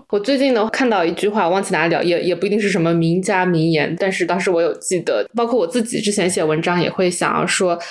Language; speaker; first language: Chinese; native; Chinese